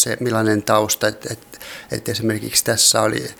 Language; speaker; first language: Finnish; native; Finnish